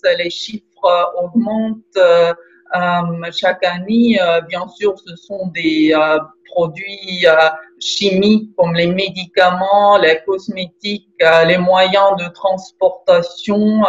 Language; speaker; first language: French; non-native, fluent; Estonian